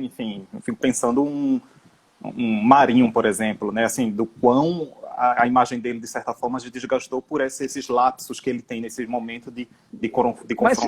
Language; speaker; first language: Portuguese; native; Portuguese